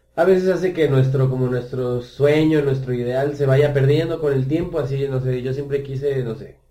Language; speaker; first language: Spanish; native; Spanish